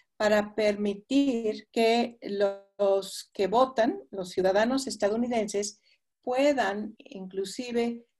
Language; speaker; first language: Spanish; non-native, fluent; English